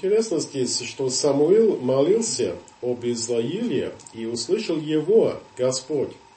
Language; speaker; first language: Russian; non-native, fluent; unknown